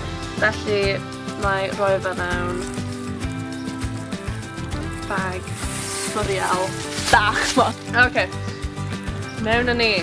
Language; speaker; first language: Welsh; non-native, local second language; English